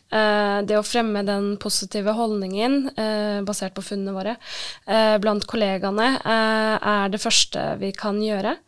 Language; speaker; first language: Norwegian; early bilingual, other home language; Turkish